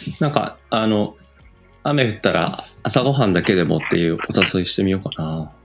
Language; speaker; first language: Japanese; native; Japanese